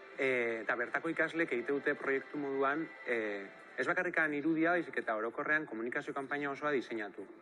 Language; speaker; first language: Basque; native; Basque